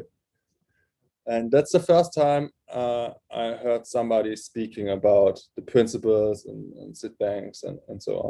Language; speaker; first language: English; non-native, fluent; German